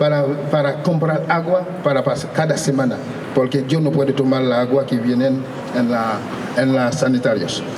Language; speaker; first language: Spanish; non-native, local second language; Haitian Creole